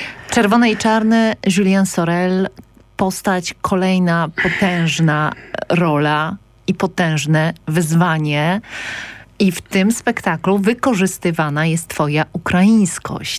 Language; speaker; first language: Polish; native; Polish